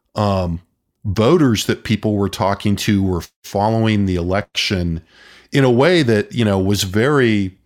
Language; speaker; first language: English; native; English